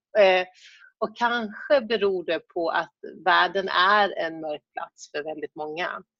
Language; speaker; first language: Swedish; native; Swedish